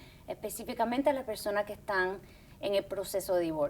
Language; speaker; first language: Spanish; early bilingual, heritage; Spanish